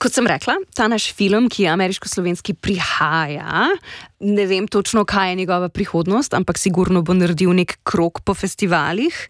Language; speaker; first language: Slovenian; native; Slovenian